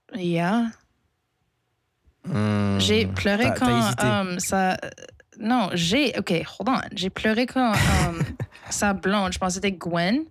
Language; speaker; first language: French; non-native, local second language; English